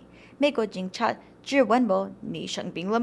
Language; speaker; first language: Chinese; non-native, learner; English